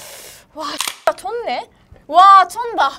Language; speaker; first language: Korean; non-native, learner; Italian